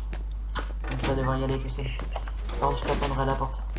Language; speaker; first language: French; native; French